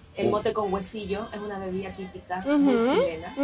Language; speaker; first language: Spanish; native; Spanish